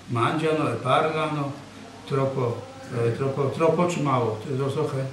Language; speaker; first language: Italian; non-native, learner; Polish